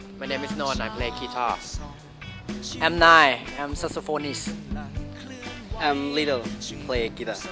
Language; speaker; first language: English; non-native, learner; Thai